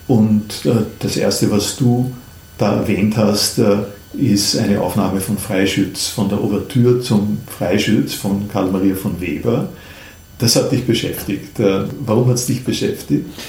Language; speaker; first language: German; native; German